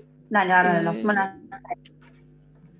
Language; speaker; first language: Spanish; native; Spanish